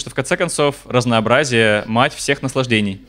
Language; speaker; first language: Russian; native; Russian